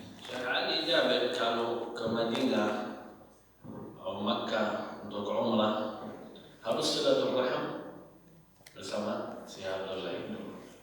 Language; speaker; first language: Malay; non-native, learner; Arabic